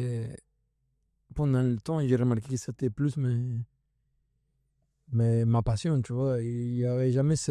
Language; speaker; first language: French; non-native, fluent; Spanish